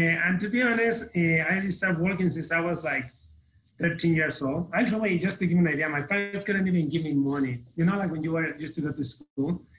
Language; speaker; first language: English; non-native, fluent; Spanish